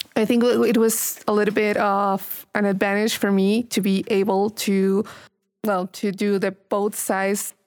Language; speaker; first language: English; non-native, fluent; Spanish